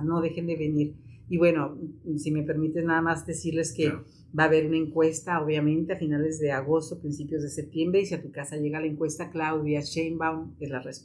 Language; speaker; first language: Spanish; native; Spanish